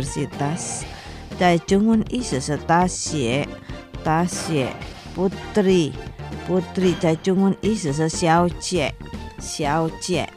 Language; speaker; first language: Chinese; non-native, fluent; Indonesian